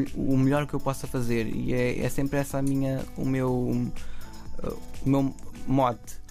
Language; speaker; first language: Portuguese; native; Portuguese